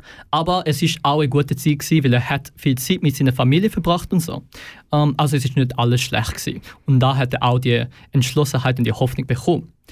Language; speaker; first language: German; native; German